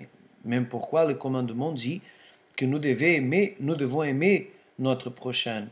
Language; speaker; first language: French; non-native, fluent; Portuguese